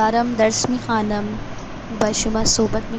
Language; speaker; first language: Persian; non-native, learner; Urdu